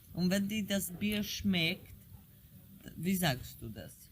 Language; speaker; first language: German; non-native, fluent; Polish